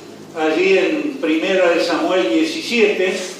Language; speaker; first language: Spanish; native; Spanish